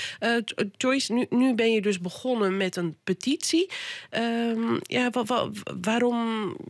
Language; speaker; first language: Dutch; native; Dutch